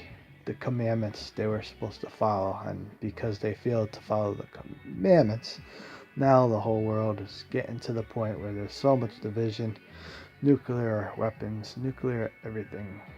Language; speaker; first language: English; native; English